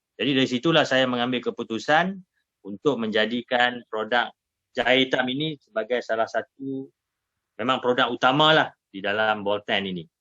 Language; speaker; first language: Malay; native; Malay